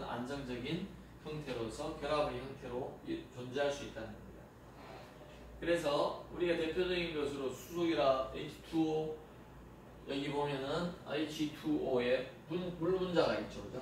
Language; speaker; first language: Korean; native; Korean